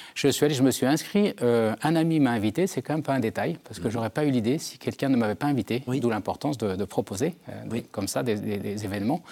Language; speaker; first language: French; native; French